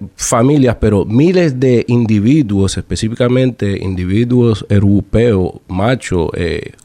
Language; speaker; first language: Spanish; early bilingual, heritage; Spanish